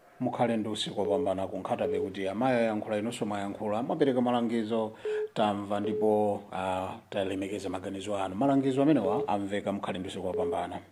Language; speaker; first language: Nyanja; native; Nyanja